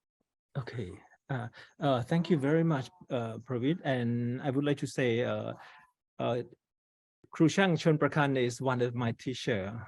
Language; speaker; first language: English; non-native, fluent; Thai